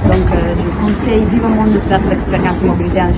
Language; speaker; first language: French; non-native, fluent; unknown